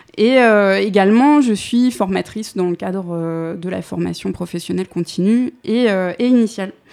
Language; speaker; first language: French; native; French